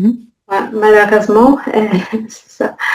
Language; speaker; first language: French; non-native, learner; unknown